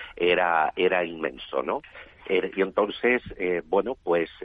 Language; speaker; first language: Spanish; native; Spanish